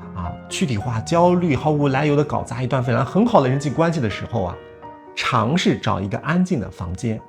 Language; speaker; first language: Chinese; native; Chinese